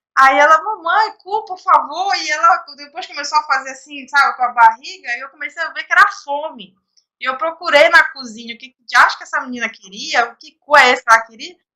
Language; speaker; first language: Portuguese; native; Portuguese